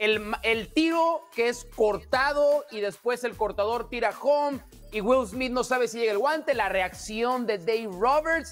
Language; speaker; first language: Spanish; native; Spanish